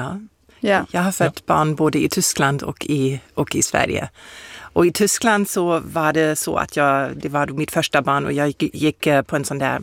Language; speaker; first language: Swedish; non-native, fluent; German